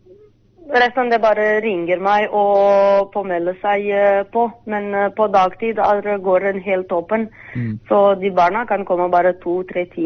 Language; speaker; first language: Norwegian; non-native, fluent; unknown